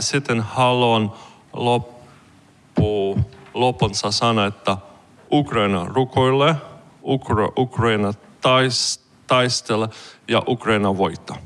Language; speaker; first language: Finnish; non-native, learner; Ukrainian